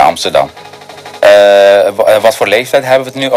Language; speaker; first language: Dutch; non-native, fluent; Spanish